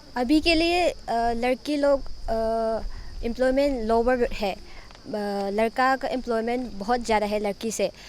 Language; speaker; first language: Hindi; non-native, local second language; Manipuri